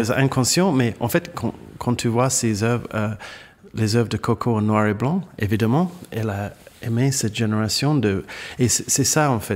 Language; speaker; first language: French; non-native, fluent; English